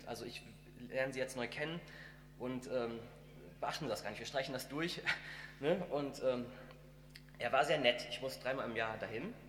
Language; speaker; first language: German; native; German